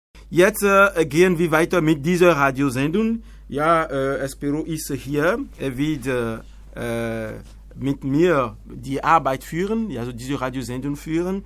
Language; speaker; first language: German; non-native, learner; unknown